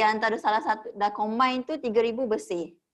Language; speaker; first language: Malay; native; Malay